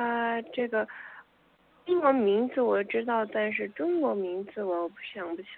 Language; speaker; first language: Chinese; non-native, learner; Korean